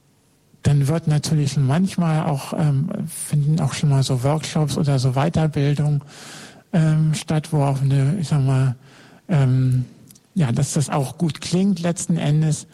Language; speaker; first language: German; native; German